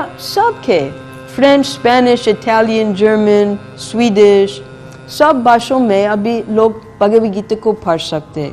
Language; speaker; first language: Hindi; non-native, fluent; English